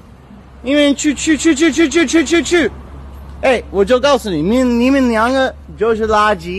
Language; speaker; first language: Chinese; non-native, learner; English